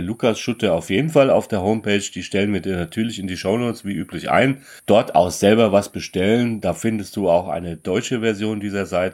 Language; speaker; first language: German; native; German